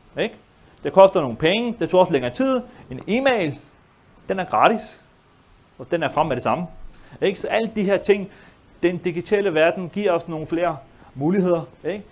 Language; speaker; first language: Danish; early bilingual, other home language; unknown